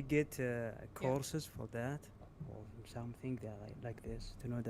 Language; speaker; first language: English; non-native, learner; Arabic